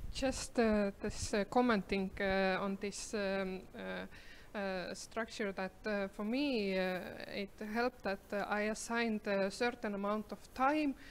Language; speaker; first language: English; non-native, fluent; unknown